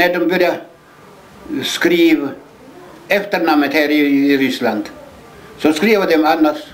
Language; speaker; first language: Swedish; early bilingual, heritage; Swedish